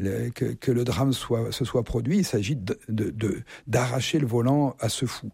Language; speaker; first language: French; native; French